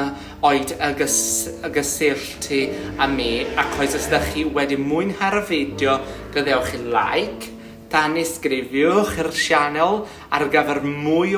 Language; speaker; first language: Welsh; non-native, learner; Portuguese